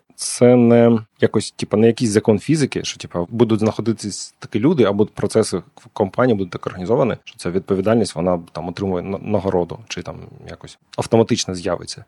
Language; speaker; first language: Ukrainian; non-native, local second language; Russian